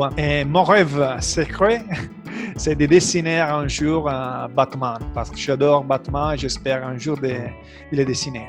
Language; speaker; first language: French; non-native, learner; Italian